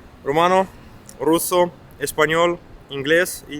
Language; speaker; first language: Spanish; non-native, learner; Romanian